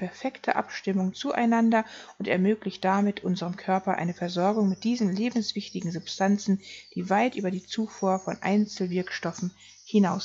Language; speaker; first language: German; native; German